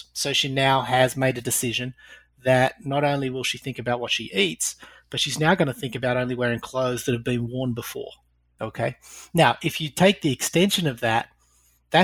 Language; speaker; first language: English; native; English